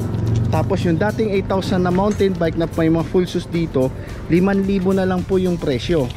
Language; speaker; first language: Filipino; native; Filipino